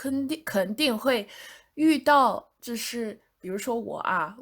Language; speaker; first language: Chinese; non-native, fluent; English